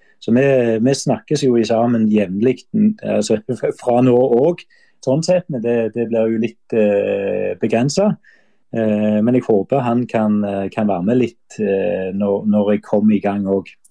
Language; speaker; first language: Norwegian; native; Norwegian